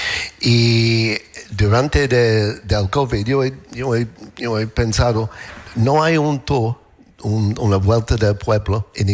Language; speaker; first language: Spanish; non-native, learner; English